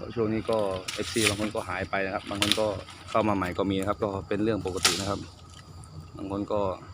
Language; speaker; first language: Thai; non-native, local second language; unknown